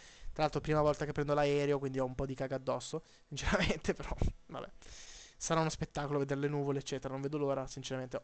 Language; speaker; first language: Italian; native; Italian